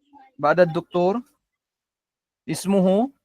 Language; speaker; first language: Arabic; non-native, fluent; Filipino